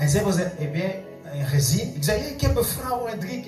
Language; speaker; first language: Dutch; non-native, fluent; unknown